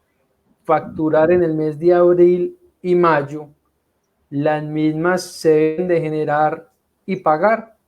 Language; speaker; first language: Spanish; native; Spanish